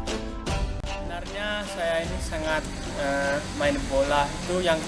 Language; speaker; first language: Indonesian; non-native, learner; Malagasy